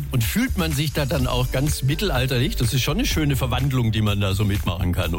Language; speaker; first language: German; native; German